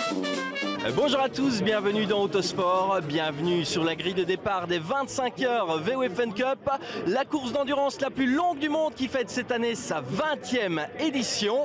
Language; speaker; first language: French; native; French